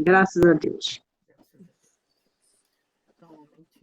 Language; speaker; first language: Portuguese; native; Portuguese